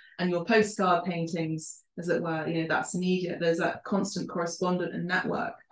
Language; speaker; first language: English; early bilingual, other home language; Spanish